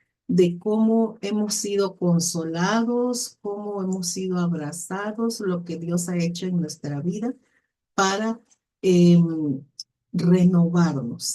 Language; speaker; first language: Spanish; native; Spanish